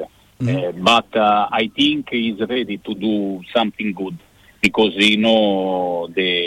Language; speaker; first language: English; non-native, learner; Italian